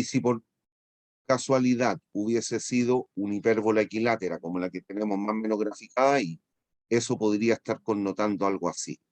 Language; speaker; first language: Spanish; native; Spanish